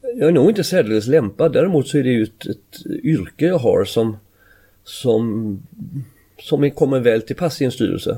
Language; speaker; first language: Swedish; native; Swedish